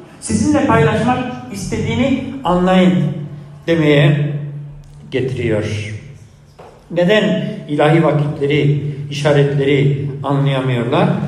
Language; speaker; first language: Turkish; non-native, fluent; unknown